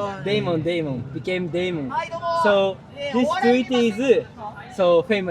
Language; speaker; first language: English; non-native, learner; Japanese